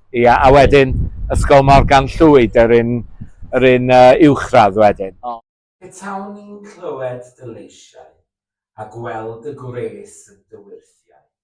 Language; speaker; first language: Welsh; native; Welsh